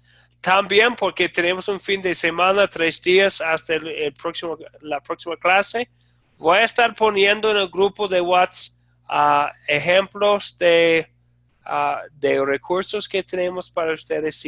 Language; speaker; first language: Spanish; non-native, fluent; English